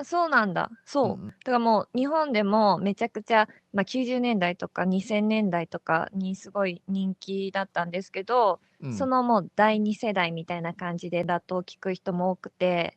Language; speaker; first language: Japanese; native; Japanese